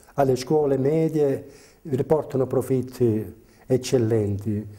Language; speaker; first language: Italian; native; Italian